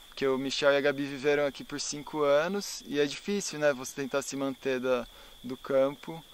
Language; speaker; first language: Portuguese; native; Portuguese